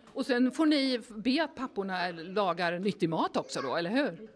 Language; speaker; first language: Swedish; native; Swedish